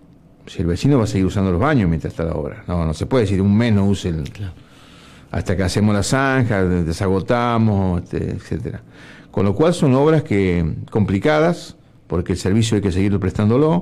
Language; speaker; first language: Spanish; native; Spanish